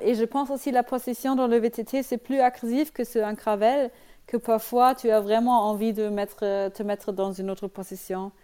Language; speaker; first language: French; non-native, learner; German